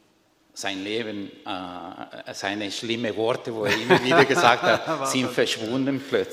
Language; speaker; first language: German; non-native, fluent; Spanish